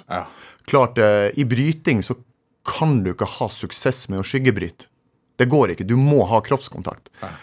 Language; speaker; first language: Norwegian; native; Norwegian